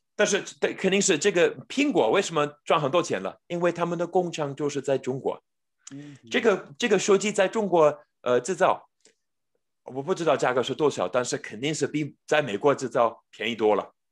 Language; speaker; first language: Chinese; non-native, fluent; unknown